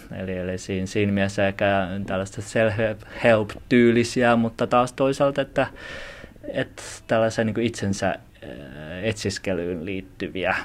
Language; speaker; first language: Finnish; early bilingual, other home language; Chinese